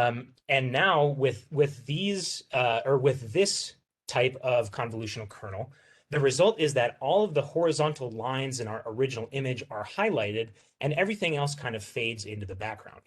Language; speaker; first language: English; native; English